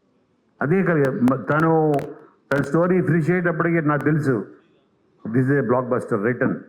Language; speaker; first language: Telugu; native; Telugu